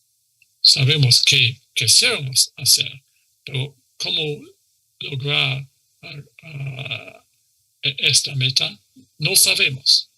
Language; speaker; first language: Spanish; non-native, fluent; English